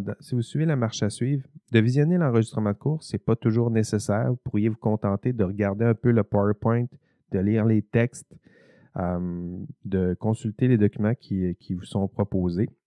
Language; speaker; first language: French; native; French